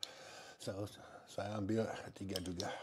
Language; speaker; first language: Indonesian; non-native, learner; French